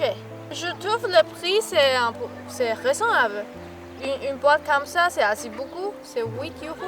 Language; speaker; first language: French; non-native, fluent; Chinese